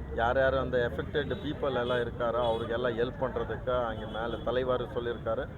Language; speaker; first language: Tamil; non-native, local second language; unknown